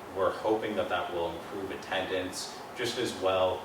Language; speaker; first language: English; native; English